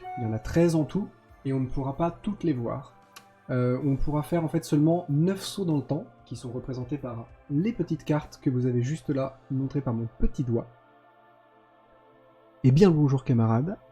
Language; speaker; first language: French; native; French